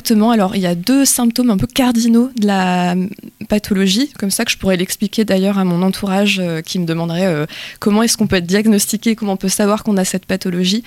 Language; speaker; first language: French; native; French